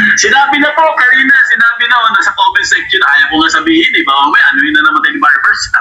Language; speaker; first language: Filipino; non-native, local second language; Cebuano